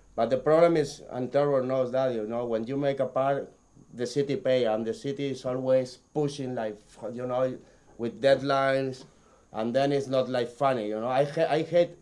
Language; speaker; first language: English; non-native, learner; Spanish